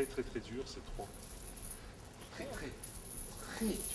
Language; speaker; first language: French; native; French